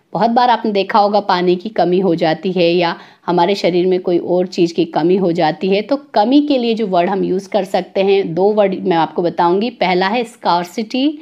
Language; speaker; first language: Hindi; native; Hindi